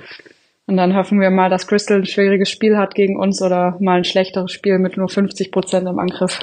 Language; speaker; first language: German; native; German